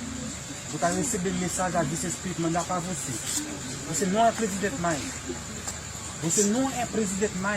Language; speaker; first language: Portuguese; non-native, learner; Haitian Creole